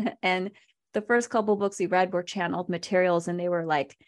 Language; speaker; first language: English; native; English